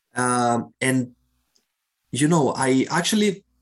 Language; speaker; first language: English; non-native, fluent; Greek